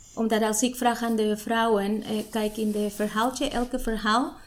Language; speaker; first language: Dutch; non-native, fluent; Spanish